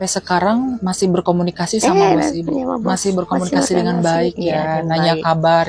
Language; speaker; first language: Indonesian; native; Indonesian